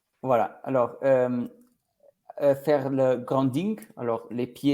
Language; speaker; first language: French; non-native, learner; Portuguese